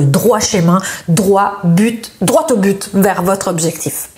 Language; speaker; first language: French; non-native, fluent; Italian